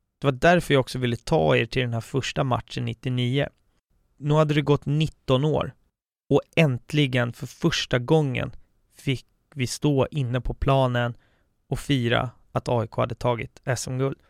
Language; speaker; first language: Swedish; native; Swedish